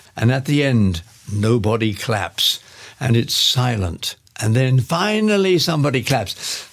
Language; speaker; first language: English; native; English